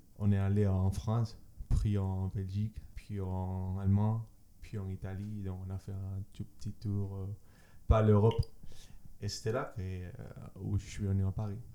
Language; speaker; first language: French; non-native, learner; Spanish